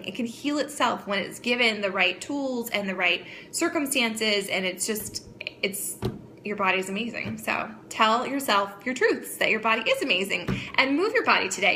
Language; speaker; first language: English; native; English